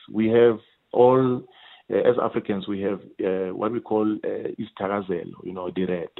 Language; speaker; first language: English; non-native, local second language; Swati